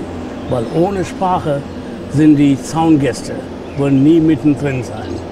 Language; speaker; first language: German; non-native, fluent; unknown